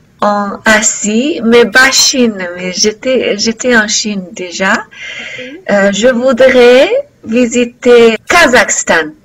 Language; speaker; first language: French; non-native, learner; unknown